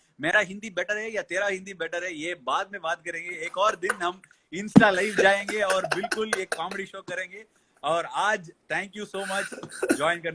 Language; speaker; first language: Hindi; non-native, local second language; Tamil